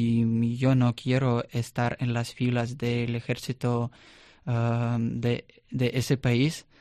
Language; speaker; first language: Spanish; non-native, learner; Russian